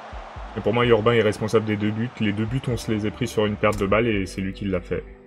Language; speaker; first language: French; native; French